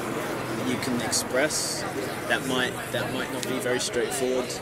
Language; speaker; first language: English; native; English